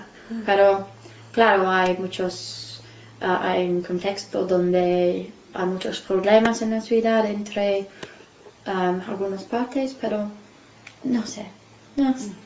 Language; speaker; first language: Spanish; non-native, fluent; English